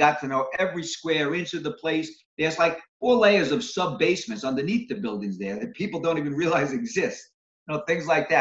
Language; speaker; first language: English; native; English